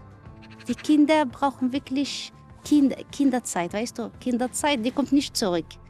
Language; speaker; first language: German; non-native, learner; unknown